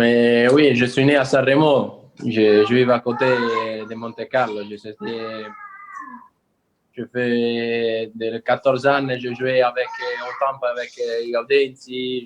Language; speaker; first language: French; non-native, learner; Italian